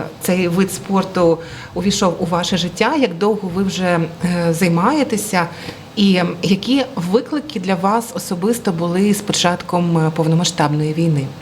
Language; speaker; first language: Ukrainian; native; Ukrainian